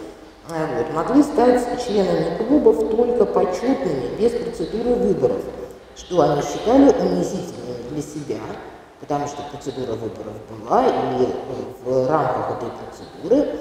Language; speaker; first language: Russian; native; Russian